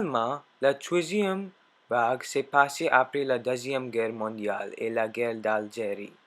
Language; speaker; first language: French; non-native, learner; English